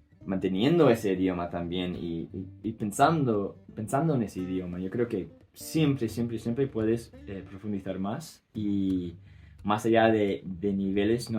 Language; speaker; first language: Spanish; non-native, fluent; English